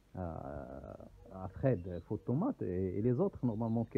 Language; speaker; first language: French; non-native, local second language; Arabic